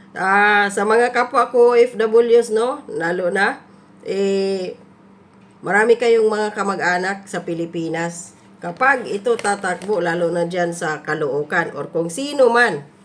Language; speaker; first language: Filipino; non-native, local second language; Cebuano